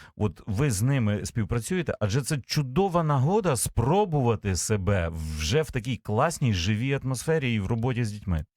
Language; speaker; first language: Ukrainian; native; Ukrainian